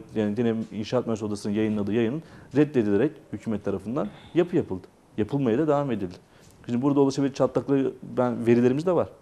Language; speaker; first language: Turkish; native; Turkish